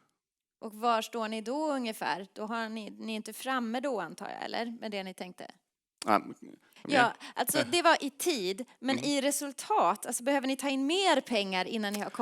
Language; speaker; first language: Swedish; native; Swedish